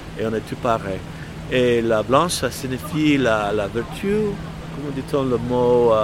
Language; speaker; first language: French; non-native, fluent; English